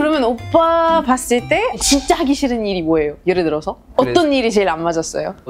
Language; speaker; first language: Korean; non-native, fluent; Arabic